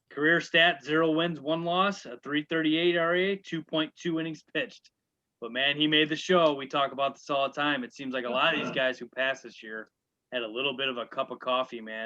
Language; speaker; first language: English; native; English